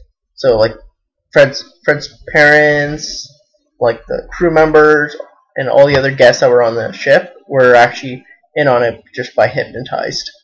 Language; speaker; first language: English; native; English